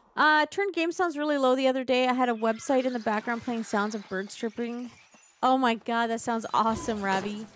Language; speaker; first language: English; native; English